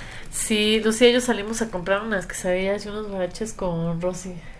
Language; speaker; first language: Spanish; native; Spanish